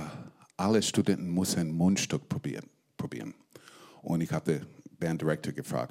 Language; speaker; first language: German; non-native, fluent; English